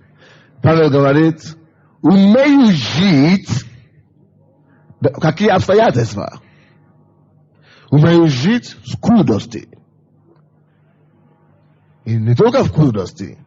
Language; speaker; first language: Russian; non-native, fluent; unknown